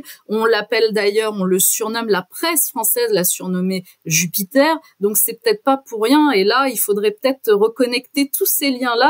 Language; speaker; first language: French; native; French